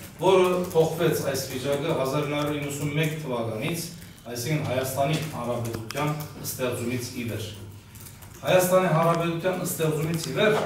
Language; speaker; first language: Armenian; early bilingual, heritage; Armenian